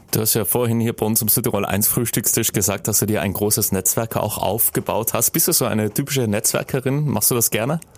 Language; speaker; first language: German; native; German